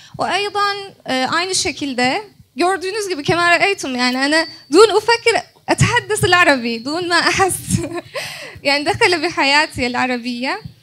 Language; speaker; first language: Arabic; non-native, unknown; Turkish